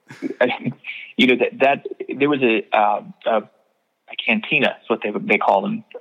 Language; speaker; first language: English; native; English